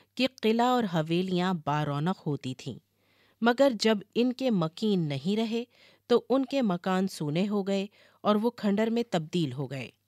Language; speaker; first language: Urdu; native; Urdu